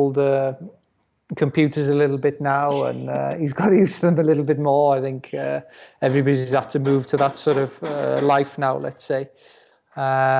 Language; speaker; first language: English; non-native, local second language; Welsh